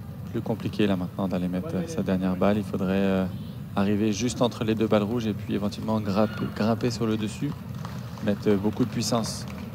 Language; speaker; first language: French; native; French